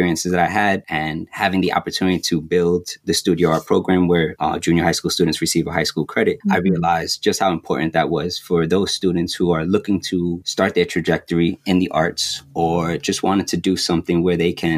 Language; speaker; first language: English; native; English